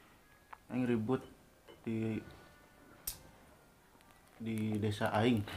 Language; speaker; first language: Indonesian; non-native, local second language; Sundanese